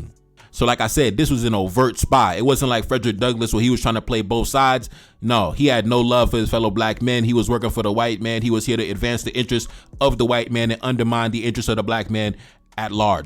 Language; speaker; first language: English; native; English